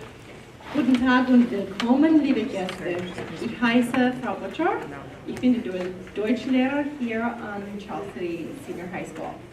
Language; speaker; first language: German; non-native, fluent; English